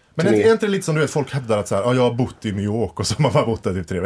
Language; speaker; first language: Swedish; native; Swedish